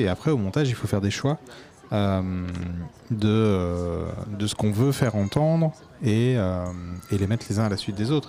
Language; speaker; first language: French; native; French